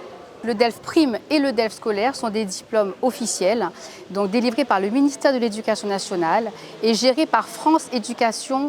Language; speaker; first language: French; native; French